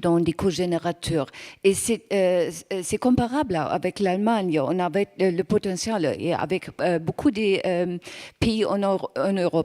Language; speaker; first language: French; non-native, fluent; German